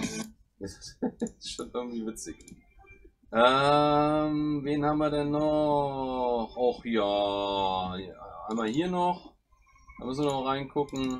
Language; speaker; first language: German; native; German